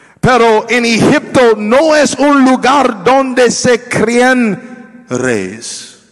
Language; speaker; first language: Spanish; non-native, learner; English